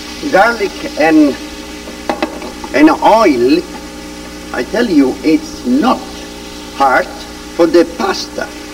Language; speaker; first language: English; non-native, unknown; Italian